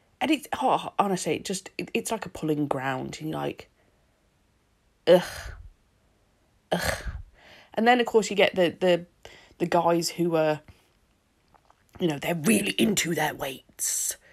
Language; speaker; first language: English; native; English